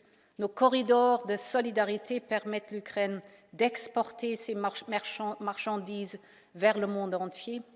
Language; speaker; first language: French; non-native, fluent; German